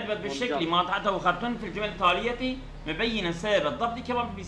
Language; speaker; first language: Arabic; non-native, fluent; Turkish